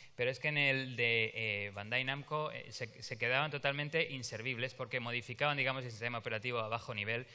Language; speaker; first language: Spanish; native; Spanish